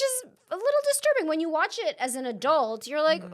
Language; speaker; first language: English; native; English